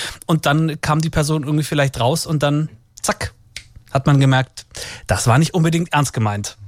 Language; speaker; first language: German; native; German